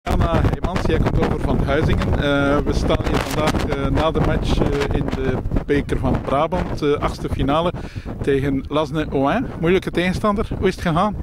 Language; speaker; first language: Dutch; native; Dutch